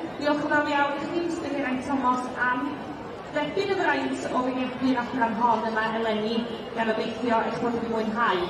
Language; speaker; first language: Welsh; native; Welsh